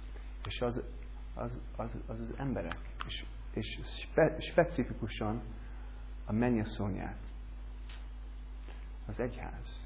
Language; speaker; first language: Hungarian; non-native, learner; English